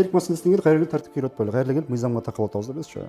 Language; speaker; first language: Kyrgyz; native; Kyrgyz